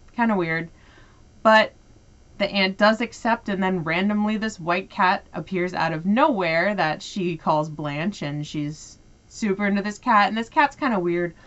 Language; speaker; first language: English; native; English